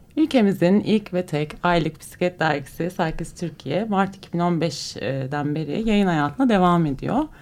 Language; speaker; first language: Turkish; native; Turkish